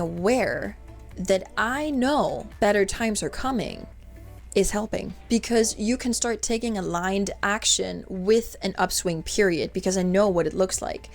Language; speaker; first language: English; non-native, fluent; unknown